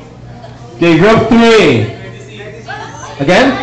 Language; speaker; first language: English; non-native, local second language; Filipino